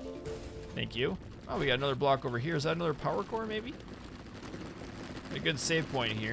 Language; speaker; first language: English; native; English